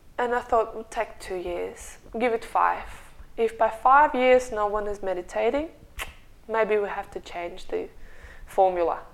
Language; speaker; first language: English; non-native, fluent; Russian